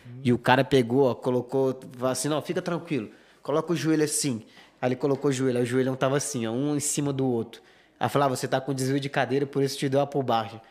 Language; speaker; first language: Portuguese; native; Portuguese